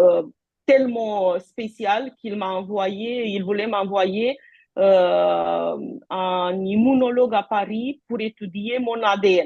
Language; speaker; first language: French; non-native, fluent; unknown